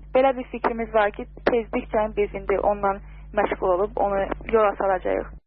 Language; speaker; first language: Azerbaijani; early bilingual, heritage; Azerbaijani